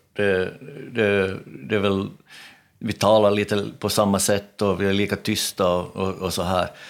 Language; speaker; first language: Swedish; native; Swedish